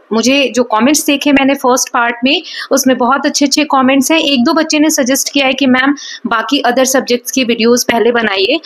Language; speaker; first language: Hindi; native; Hindi